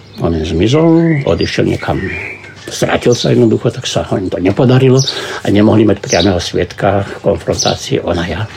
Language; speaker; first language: Slovak; early bilingual, heritage; Slovak